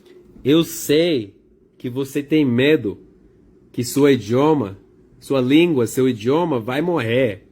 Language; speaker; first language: Portuguese; non-native, learner; English